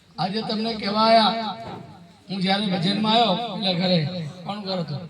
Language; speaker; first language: Gujarati; native; Gujarati